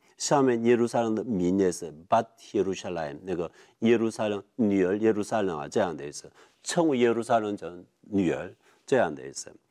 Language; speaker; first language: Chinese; non-native, fluent; Korean